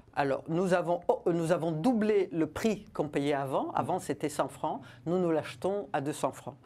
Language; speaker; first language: French; non-native, local second language; Rundi